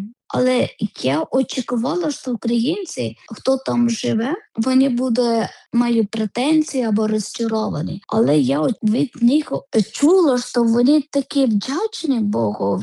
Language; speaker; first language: Ukrainian; non-native, learner; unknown